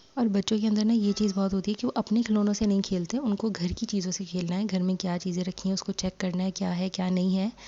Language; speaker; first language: Urdu; native; Urdu